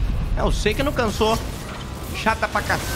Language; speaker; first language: Portuguese; native; Portuguese